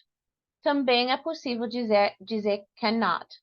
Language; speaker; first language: Portuguese; non-native, fluent; English